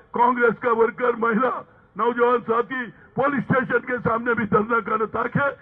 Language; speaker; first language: Hindi; non-native, local second language; Telugu